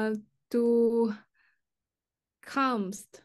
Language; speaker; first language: German; non-native, learner; English